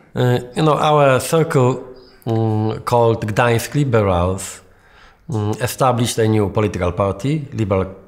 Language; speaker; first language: English; non-native, fluent; Polish